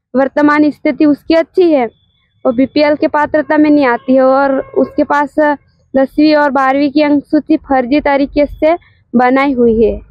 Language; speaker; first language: Hindi; native; Hindi